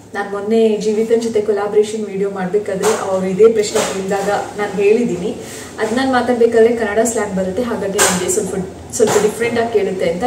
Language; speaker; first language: Kannada; non-native, local second language; Tulu